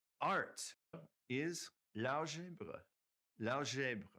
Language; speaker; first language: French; non-native, fluent; English